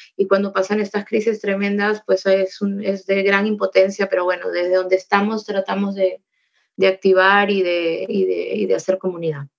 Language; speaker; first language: Spanish; native; Spanish